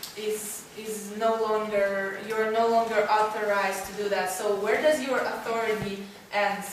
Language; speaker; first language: English; non-native, fluent; Russian